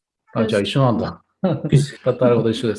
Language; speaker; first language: Japanese; non-native, fluent; Tatar